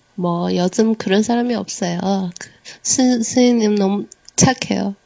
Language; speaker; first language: Korean; non-native, learner; Chinese